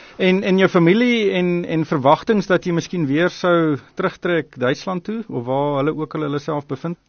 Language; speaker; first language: Afrikaans; native; Afrikaans